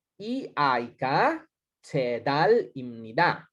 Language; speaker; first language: Korean; non-native, learner; Hiligaynon